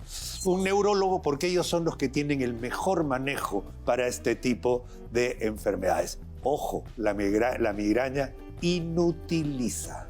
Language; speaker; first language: Spanish; native; Spanish